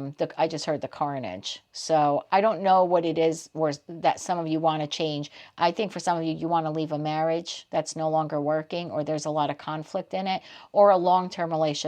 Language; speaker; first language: English; native; English